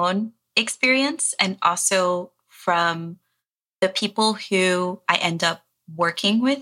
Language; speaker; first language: English; early bilingual, other home language; Portuguese